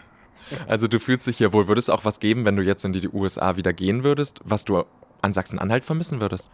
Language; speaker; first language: German; native; German